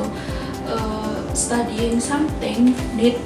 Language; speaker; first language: English; non-native, fluent; Indonesian